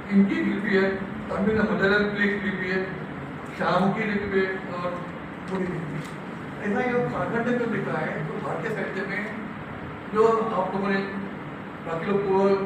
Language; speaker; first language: Hindi; non-native, local second language; Marathi